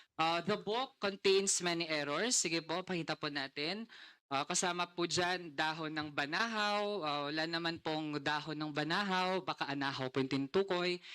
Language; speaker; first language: Filipino; native; Filipino